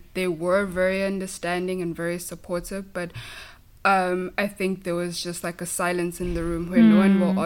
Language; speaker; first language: English; non-native, local second language; Zulu